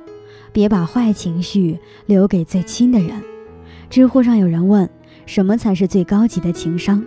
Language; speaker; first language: Chinese; native; Chinese